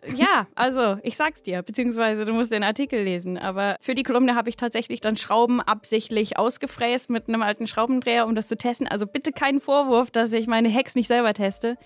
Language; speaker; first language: German; non-native, fluent; English